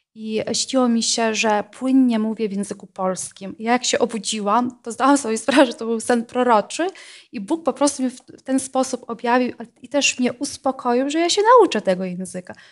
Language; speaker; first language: Polish; non-native, fluent; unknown